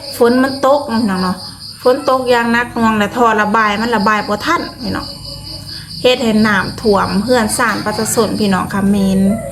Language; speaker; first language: Thai; native; Thai